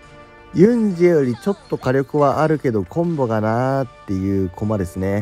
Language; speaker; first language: Japanese; native; Japanese